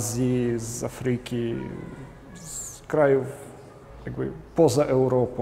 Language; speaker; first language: Polish; non-native, fluent; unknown